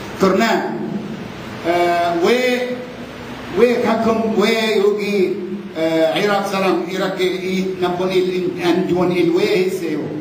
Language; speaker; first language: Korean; non-native, learner; Arabic